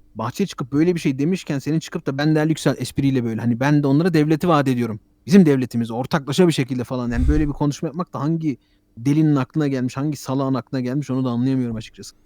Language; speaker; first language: Turkish; early bilingual, heritage; Turkish